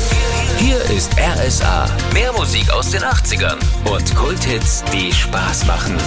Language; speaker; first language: German; native; German